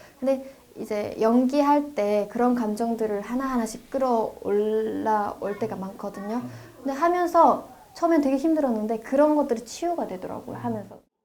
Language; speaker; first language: Korean; native; Korean